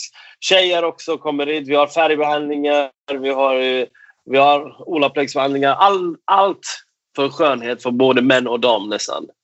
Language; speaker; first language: Swedish; non-native, fluent; Persian